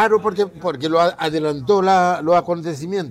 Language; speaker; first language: Spanish; non-native, fluent; Haitian Creole